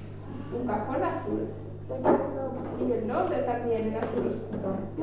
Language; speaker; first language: Spanish; native; Spanish